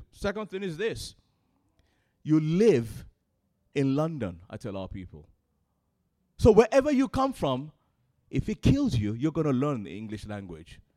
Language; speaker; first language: English; non-native, local second language; Yoruba